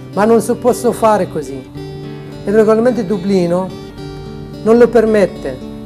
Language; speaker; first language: Italian; non-native, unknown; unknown